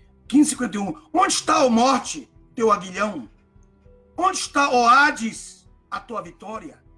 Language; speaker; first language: Portuguese; native; Portuguese